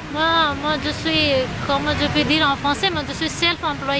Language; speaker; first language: French; non-native, learner; Nepali